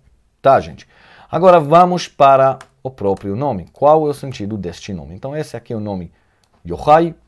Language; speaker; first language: Portuguese; non-native, fluent; Hebrew